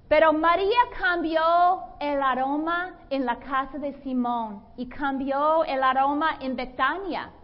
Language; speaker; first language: Spanish; non-native, fluent; English